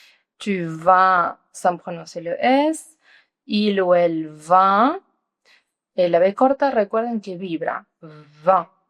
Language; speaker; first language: French; non-native, fluent; Spanish